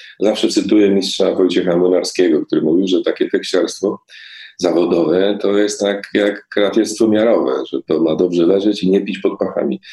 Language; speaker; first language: Polish; native; Polish